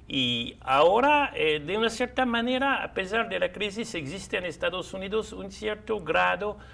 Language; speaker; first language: Spanish; non-native, fluent; French